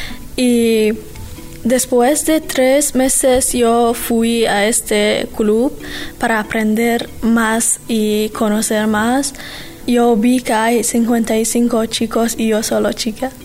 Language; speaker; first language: Spanish; non-native, learner; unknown